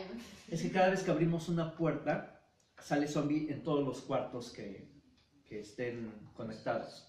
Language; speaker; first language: Spanish; native; Spanish